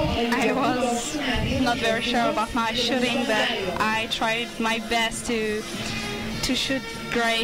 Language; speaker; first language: English; non-native, fluent; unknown